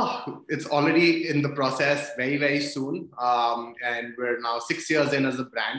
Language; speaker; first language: English; non-native, local second language; Hindi